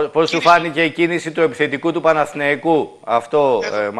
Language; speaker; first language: Greek; native; Greek